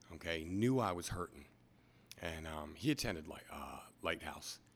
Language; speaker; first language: English; native; English